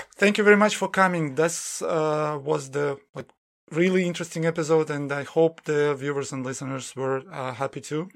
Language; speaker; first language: English; non-native, fluent; Russian